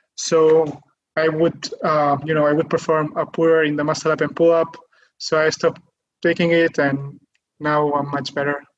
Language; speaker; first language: English; non-native, fluent; Catalan